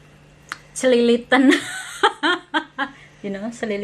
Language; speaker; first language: English; non-native, learner; Indonesian